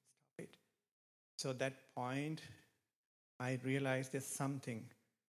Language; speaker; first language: English; non-native, local second language; Sinhala